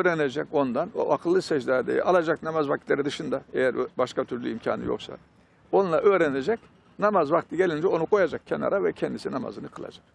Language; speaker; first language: Turkish; native; Turkish